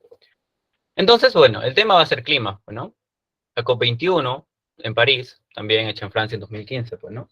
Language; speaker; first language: Spanish; native; Spanish